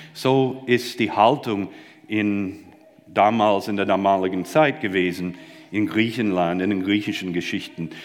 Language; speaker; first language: German; non-native, fluent; English